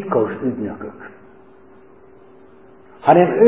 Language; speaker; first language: Hungarian; non-native, learner; English